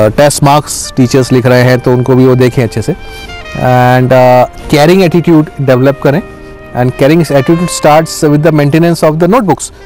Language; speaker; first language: Hindi; native; Hindi